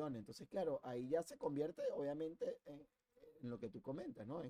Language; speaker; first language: Spanish; native; Spanish